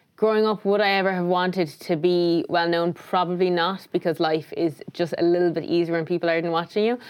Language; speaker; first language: English; native; English